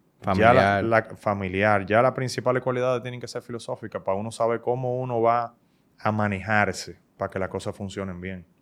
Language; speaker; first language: Spanish; native; Spanish